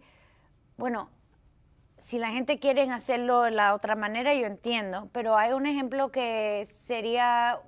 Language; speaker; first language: Spanish; early bilingual, heritage; English